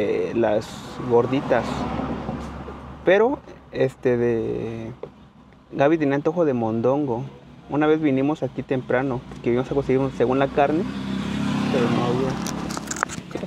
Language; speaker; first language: Spanish; native; Spanish